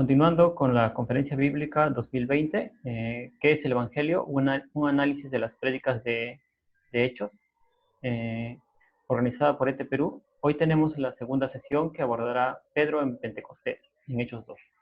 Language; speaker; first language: Spanish; native; Spanish